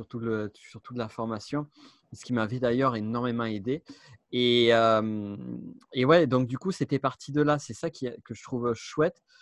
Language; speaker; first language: French; native; French